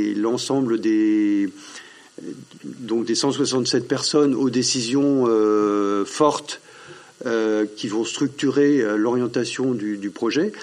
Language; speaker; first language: French; native; French